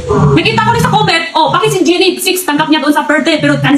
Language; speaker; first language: Filipino; non-native, learner; Chinese